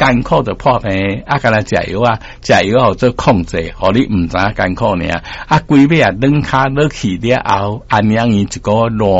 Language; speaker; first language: Chinese; non-native, local second language; Min Nan Chinese